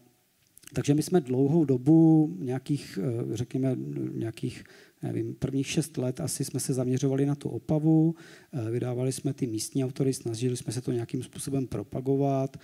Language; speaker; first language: Czech; native; Czech